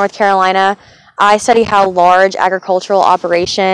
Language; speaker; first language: English; native; English